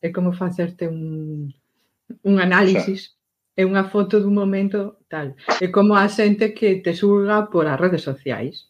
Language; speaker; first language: Galician; non-native, local second language; Spanish